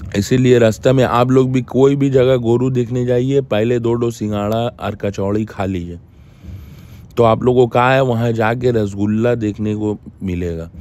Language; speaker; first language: Hindi; native; Hindi